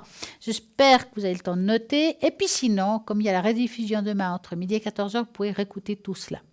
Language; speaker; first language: French; native; French